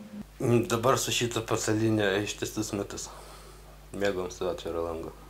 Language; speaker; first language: Lithuanian; non-native, local second language; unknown